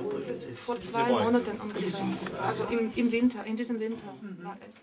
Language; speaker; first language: German; non-native, fluent; Russian